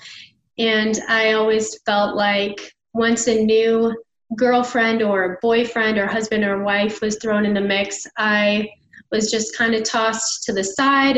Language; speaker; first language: English; native; English